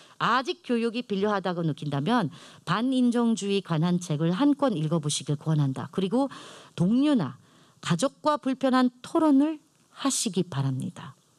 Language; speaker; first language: Korean; non-native, fluent; Filipino